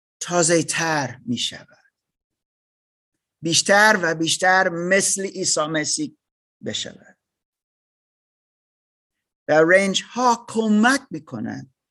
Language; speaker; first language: Persian; non-native, learner; English